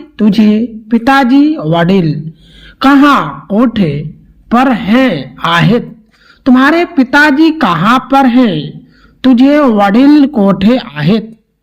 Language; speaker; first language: Hindi; native; Hindi